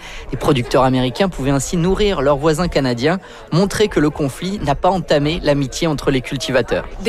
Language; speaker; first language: French; native; French